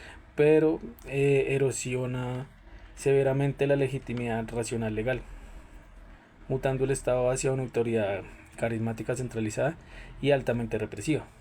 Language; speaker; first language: Spanish; native; Spanish